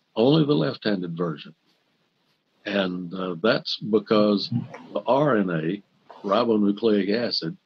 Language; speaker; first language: English; native; English